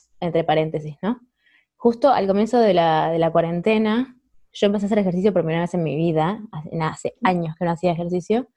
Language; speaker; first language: Spanish; native; Spanish